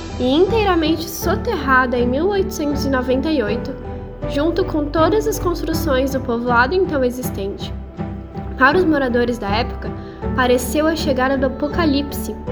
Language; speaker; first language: Portuguese; native; Portuguese